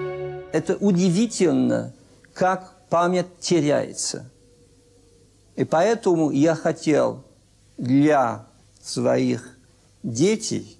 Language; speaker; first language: Russian; early bilingual, heritage; French